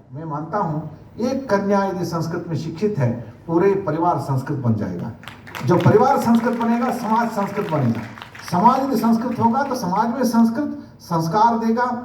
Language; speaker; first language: Hindi; non-native, local second language; Kannada